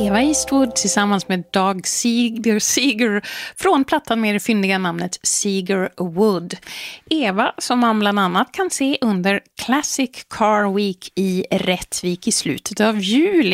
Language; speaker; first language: Swedish; native; Swedish